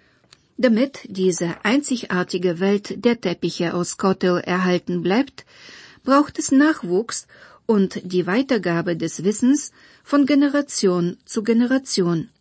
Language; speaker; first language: German; non-native, fluent; Bulgarian